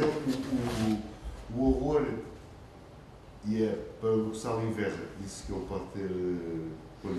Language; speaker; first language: Portuguese; native; Portuguese